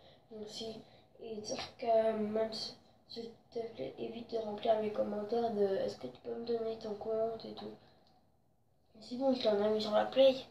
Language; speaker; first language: French; native; French